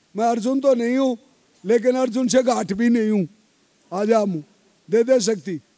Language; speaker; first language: Hindi; native; Hindi